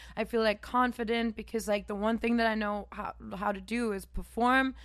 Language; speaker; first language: English; non-native, fluent; German